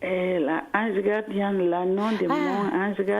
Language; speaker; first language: French; non-native, learner; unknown